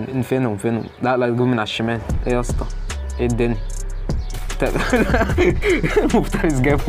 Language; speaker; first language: Arabic; native; Arabic